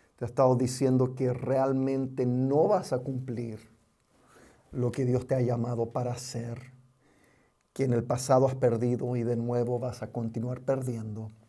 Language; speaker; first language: Spanish; non-native, fluent; English